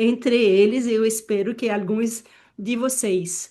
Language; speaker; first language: Portuguese; non-native, fluent; French